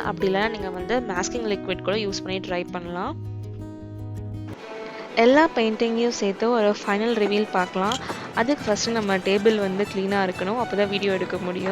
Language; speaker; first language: Tamil; native; Tamil